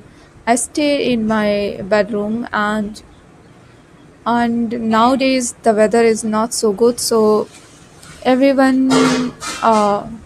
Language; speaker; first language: English; non-native, learner; Bhojpuri